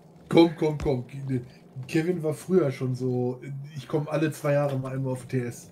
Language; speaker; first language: German; native; German